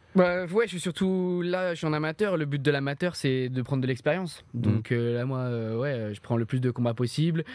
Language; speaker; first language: French; native; French